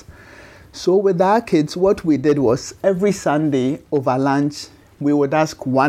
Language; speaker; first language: English; non-native, local second language; Akan